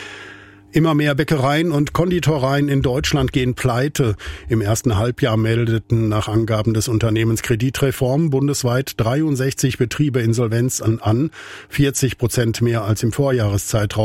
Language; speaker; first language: German; native; German